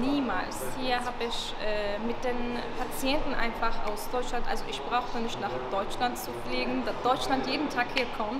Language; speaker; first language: German; non-native, fluent; Turkish